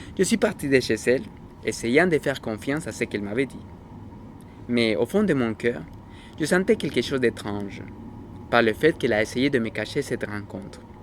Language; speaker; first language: French; non-native, fluent; Spanish